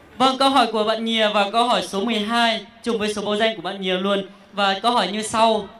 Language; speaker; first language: Vietnamese; non-native, local second language; Hmong